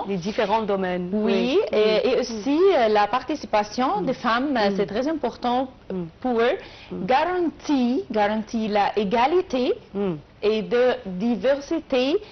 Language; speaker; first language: French; non-native, learner; Arabic